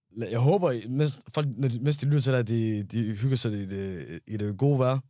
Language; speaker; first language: Danish; early bilingual, other home language; Somali